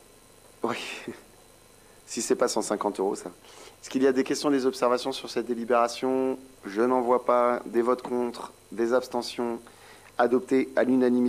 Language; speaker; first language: French; native; French